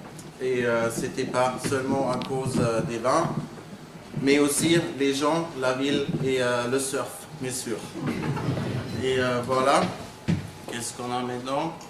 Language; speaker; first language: French; non-native, fluent; German